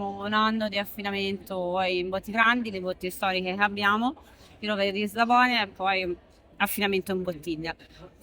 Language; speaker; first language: Italian; native; Italian